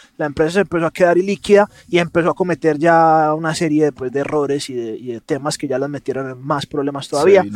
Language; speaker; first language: Spanish; native; Spanish